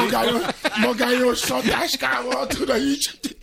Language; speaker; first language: Hungarian; non-native, fluent; Yoruba